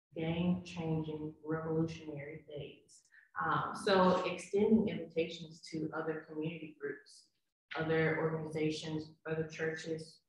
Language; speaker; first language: English; native; English